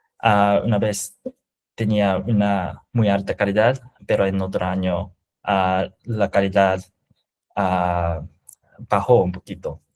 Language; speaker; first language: Spanish; non-native, fluent; Japanese